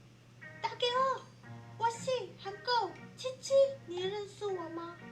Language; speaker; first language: Chinese; non-native, learner; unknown